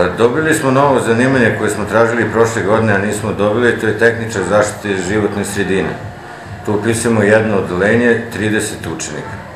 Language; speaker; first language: Serbian; native; Serbian